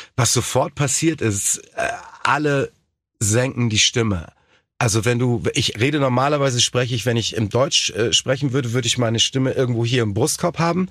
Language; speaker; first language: German; native; German